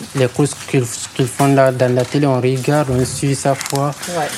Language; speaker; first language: French; non-native, learner; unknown